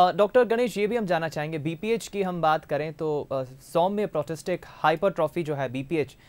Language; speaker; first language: Hindi; native; Hindi